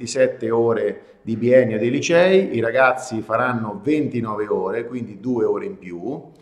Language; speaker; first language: Italian; native; Italian